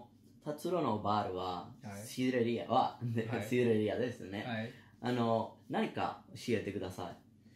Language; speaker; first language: Japanese; non-native, learner; Spanish